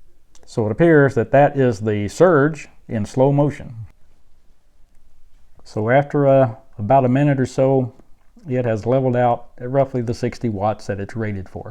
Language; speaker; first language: English; native; English